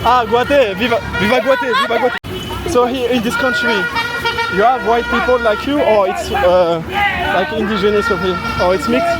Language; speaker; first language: English; non-native, learner; French